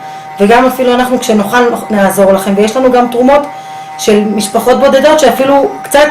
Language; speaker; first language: Hebrew; native; Hebrew